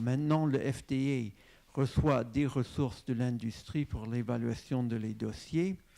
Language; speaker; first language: French; non-native, fluent; English